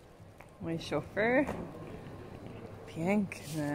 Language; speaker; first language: Polish; early bilingual, heritage; English